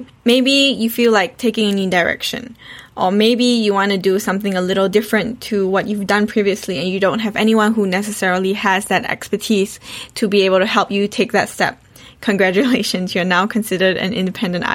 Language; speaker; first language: English; native; English